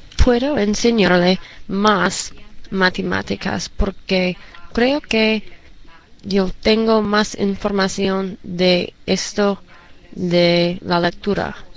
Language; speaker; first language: Spanish; non-native, learner; English